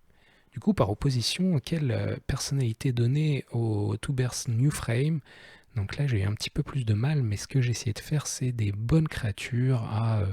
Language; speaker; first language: French; native; French